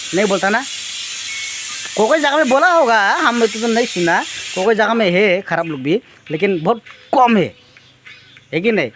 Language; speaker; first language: Hindi; non-native, local second language; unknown